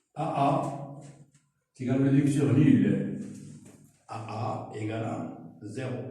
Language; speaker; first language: French; non-native, local second language; Arabic